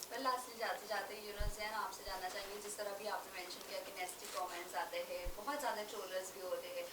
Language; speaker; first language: Hindi; native; Hindi